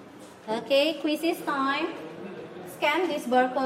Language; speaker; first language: English; non-native, fluent; Indonesian